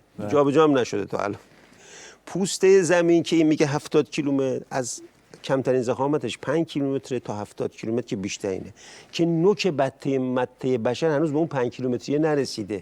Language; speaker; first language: Persian; native; Persian